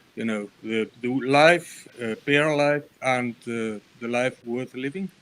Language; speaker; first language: English; non-native, fluent; Icelandic